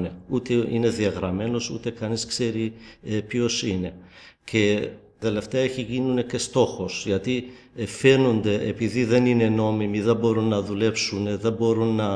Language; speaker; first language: Greek; non-native, fluent; Kurdish